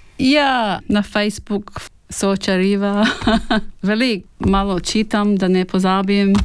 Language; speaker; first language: Slovenian; early bilingual, heritage; Slovenian